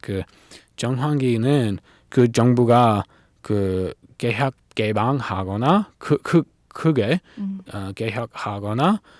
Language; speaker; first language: Korean; non-native, learner; English